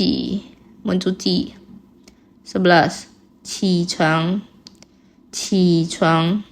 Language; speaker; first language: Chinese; non-native, fluent; Indonesian